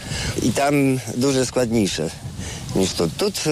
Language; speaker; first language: Ukrainian; non-native, fluent; Polish